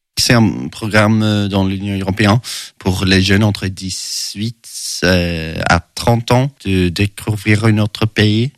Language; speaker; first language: French; non-native, learner; Swedish